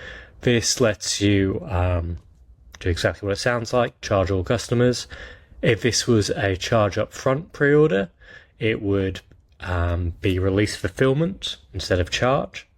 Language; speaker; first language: English; native; English